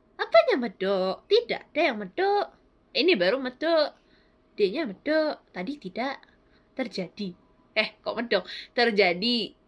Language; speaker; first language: Indonesian; native; Indonesian